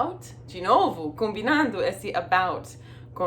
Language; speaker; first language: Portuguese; non-native, fluent; English